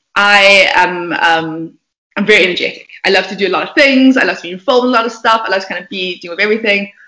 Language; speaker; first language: English; native; English